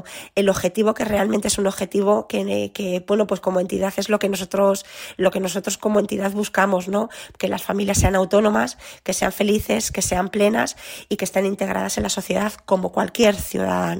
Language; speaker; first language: Spanish; native; Spanish